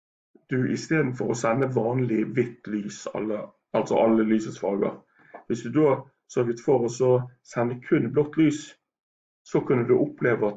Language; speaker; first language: Norwegian; native; Norwegian